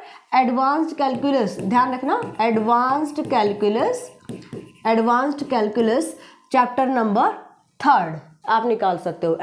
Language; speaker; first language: Hindi; native; Hindi